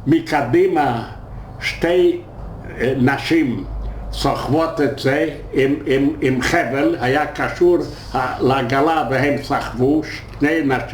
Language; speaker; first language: Hebrew; non-native, fluent; Yiddish